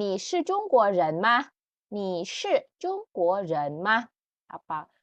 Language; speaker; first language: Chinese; non-native, fluent; Indonesian